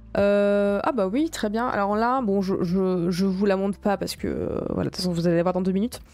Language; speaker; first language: French; native; French